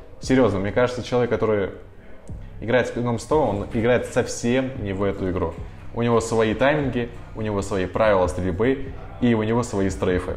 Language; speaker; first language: Russian; native; Russian